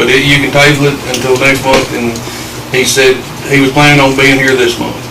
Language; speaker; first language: English; native; English